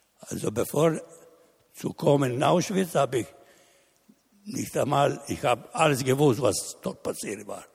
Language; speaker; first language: German; non-native, learner; Italian